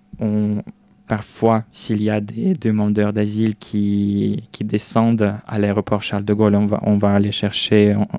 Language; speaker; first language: French; non-native, fluent; Russian